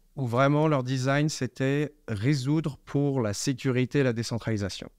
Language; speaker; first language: French; native; French